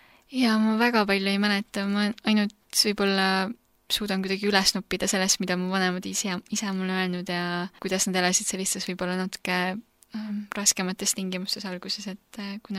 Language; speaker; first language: Estonian; early bilingual, other home language; Korean